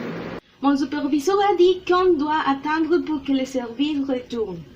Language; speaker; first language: French; non-native, learner; Spanish